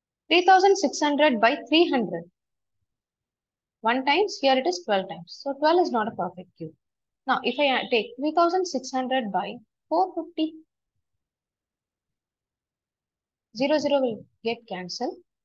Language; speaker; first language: English; non-native, local second language; Tamil